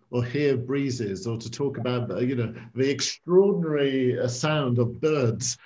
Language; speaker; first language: English; native; English